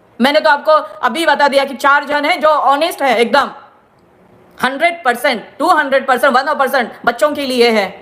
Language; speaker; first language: Hindi; non-native, local second language; Gujarati